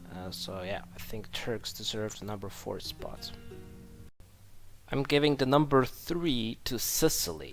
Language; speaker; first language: English; non-native, fluent; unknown